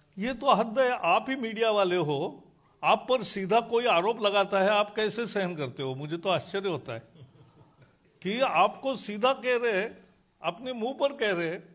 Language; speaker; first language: Hindi; non-native, local second language; Marathi